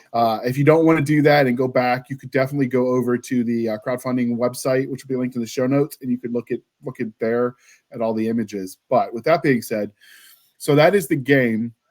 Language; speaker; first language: English; native; English